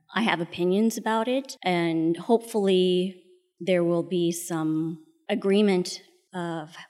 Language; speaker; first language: English; early bilingual, other home language; Spanish